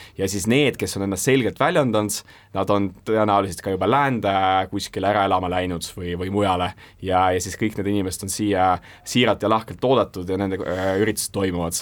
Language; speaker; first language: Estonian; non-native, local second language; Russian